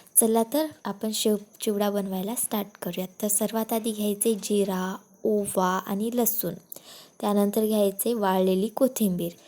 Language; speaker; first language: Marathi; non-native, local second language; Lambadi